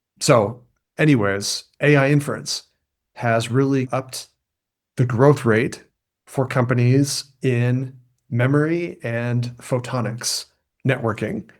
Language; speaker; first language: English; native; English